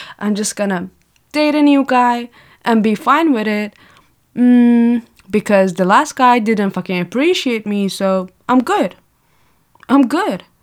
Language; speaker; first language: English; non-native, fluent; Persian